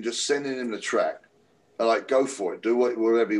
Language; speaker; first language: English; native; English